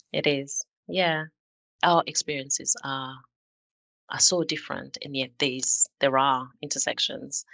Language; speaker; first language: English; non-native, local second language; Shona